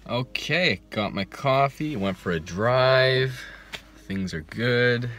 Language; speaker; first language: English; native; English